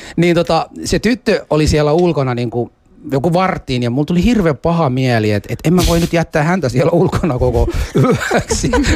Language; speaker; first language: Finnish; early bilingual, other home language; Somali